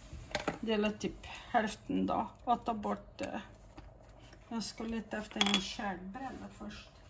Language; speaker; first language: Swedish; non-native, fluent; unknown